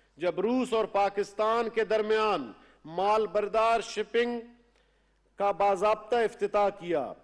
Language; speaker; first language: Urdu; non-native, local second language; Baluchi